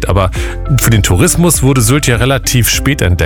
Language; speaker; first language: German; native; German